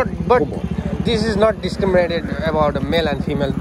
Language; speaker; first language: English; non-native, learner; Nepali